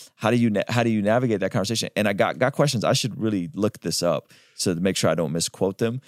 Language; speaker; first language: English; early bilingual, other home language; Armenian